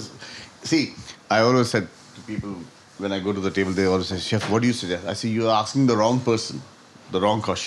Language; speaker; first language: English; non-native, local second language; Hindi